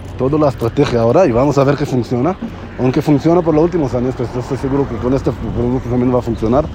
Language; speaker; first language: Spanish; non-native, fluent; Hebrew